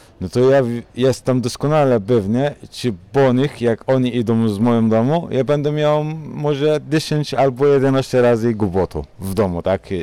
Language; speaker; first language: Polish; non-native, learner; Arabic